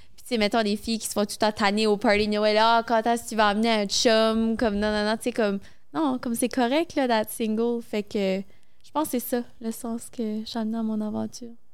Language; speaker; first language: French; native; French